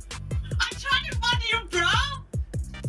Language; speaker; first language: English; non-native, learner; Chinese